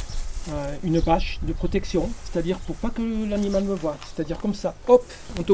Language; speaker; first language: French; native; French